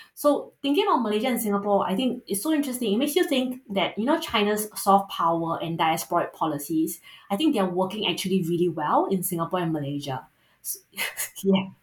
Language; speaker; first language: English; native; English